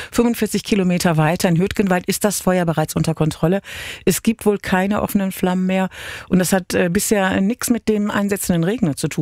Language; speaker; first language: German; native; German